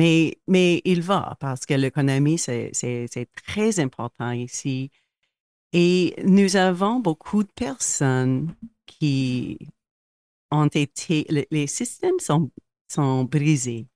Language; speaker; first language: French; non-native, local second language; English